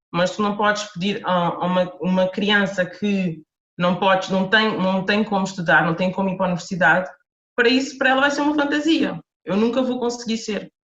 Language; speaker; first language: Portuguese; native; Portuguese